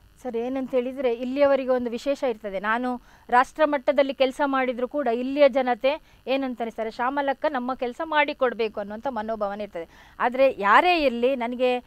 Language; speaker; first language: Kannada; non-native, local second language; Tulu